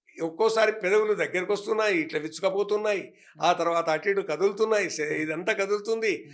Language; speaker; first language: Telugu; native; Telugu